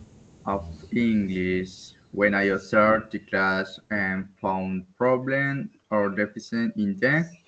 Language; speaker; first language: English; non-native, learner; Spanish